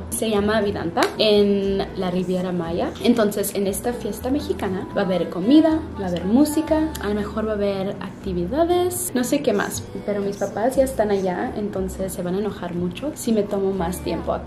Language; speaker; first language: Spanish; early bilingual, heritage; Spanish